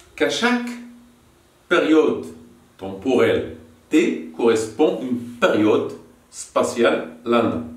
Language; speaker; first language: French; non-native, local second language; Arabic